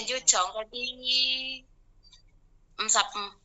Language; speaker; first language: Cantonese; non-native, learner; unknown